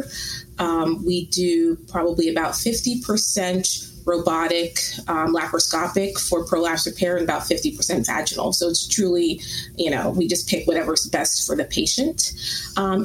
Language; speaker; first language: English; native; English